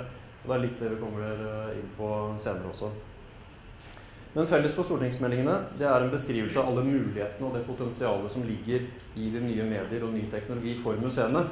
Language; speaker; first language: Norwegian; native; Norwegian